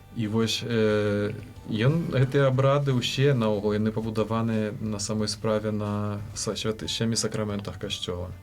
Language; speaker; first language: Belarusian; native; Belarusian